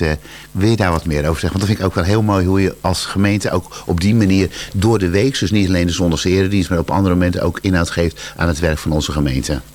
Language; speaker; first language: Dutch; native; Dutch